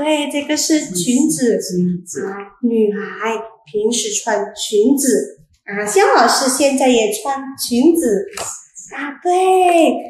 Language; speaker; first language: Chinese; non-native, fluent; Indonesian